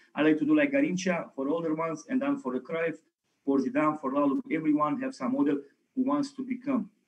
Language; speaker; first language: English; non-native, fluent; Romanian